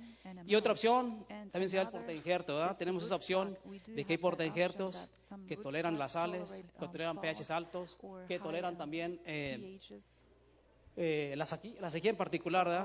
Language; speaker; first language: Spanish; native; Spanish